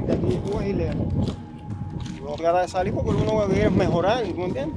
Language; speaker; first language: Spanish; native; Spanish